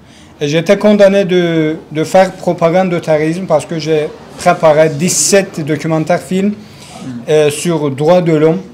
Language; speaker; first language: French; non-native, learner; Kurdish